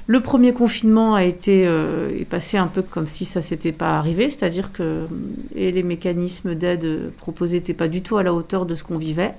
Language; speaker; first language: French; native; French